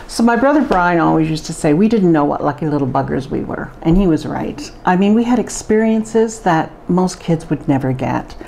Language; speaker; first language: English; native; English